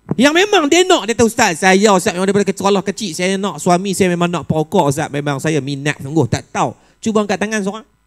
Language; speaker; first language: Malay; native; Malay